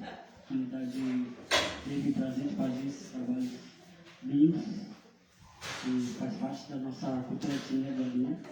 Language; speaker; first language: Portuguese; non-native, local second language; Guarani